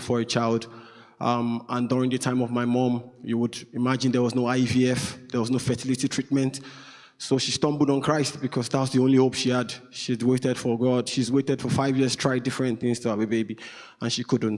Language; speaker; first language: English; non-native, local second language; Yoruba